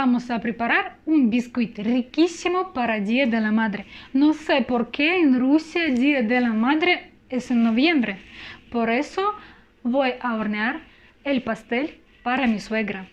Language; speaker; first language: Spanish; non-native, fluent; Russian